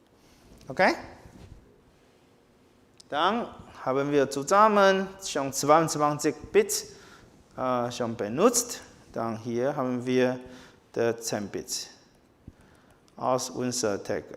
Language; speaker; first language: German; non-native, learner; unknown